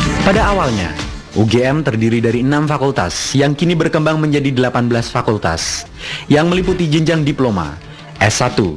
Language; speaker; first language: Indonesian; native; Indonesian